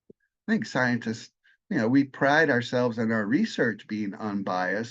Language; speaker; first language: English; native; English